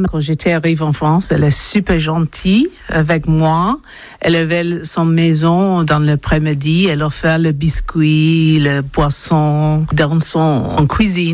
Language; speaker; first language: French; non-native, learner; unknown